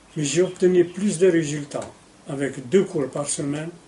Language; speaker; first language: French; non-native, local second language; Arabic